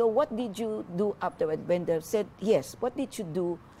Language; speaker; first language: English; non-native, local second language; Filipino